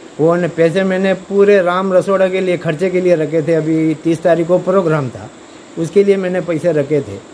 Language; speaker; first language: Hindi; native; Hindi